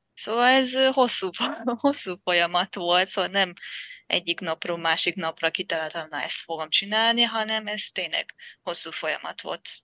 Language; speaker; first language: Hungarian; non-native, fluent; Japanese